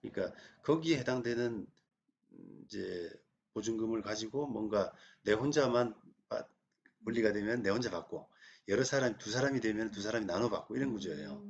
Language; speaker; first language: Korean; native; Korean